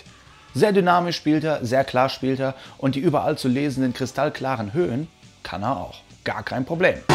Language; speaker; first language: German; native; German